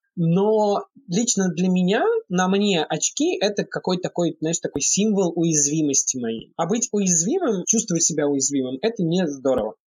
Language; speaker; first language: Russian; early bilingual, heritage; Russian